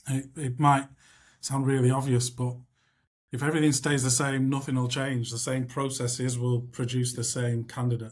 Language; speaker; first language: English; native; English